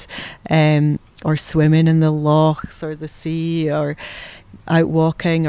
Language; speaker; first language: English; native; English